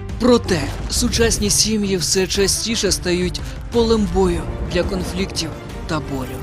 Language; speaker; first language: Ukrainian; native; Ukrainian